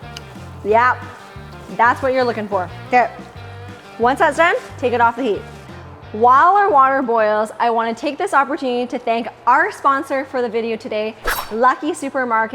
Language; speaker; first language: English; native; English